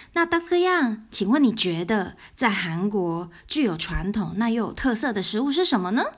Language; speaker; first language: Chinese; native; Chinese